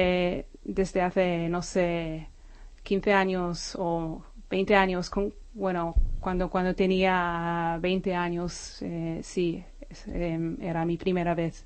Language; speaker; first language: Spanish; non-native, fluent; Hebrew